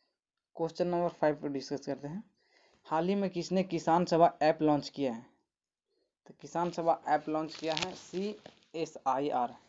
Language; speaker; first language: Hindi; native; Hindi